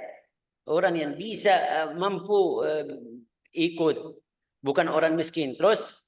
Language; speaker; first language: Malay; non-native, fluent; Arabic